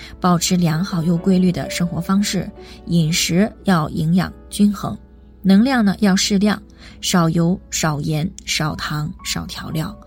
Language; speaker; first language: Chinese; native; Chinese